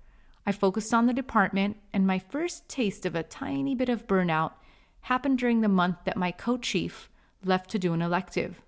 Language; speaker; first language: English; native; English